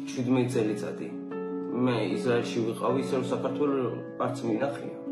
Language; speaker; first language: Georgian; early bilingual, heritage; Georgian